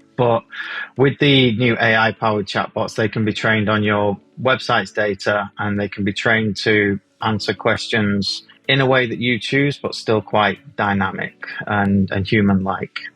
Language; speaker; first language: English; native; English